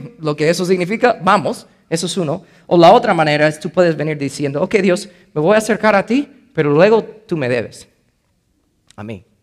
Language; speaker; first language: Spanish; non-native, fluent; English